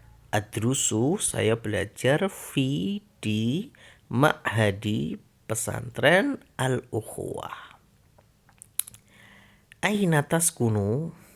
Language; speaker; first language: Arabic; non-native, fluent; Indonesian